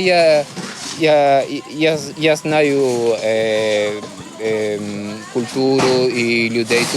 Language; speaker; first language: Ukrainian; non-native, learner; Spanish